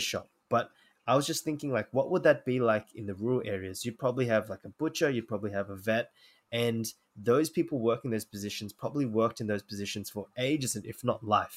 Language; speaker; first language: English; native; English